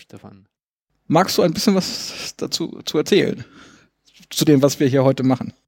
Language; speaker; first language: German; native; German